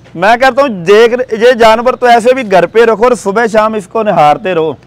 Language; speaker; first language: Hindi; native; Hindi